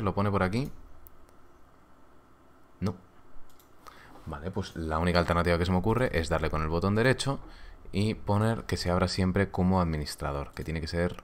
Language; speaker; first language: Spanish; native; Spanish